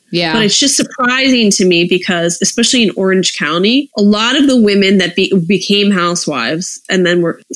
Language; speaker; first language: English; native; English